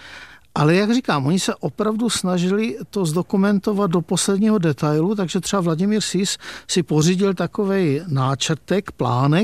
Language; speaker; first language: Czech; native; Czech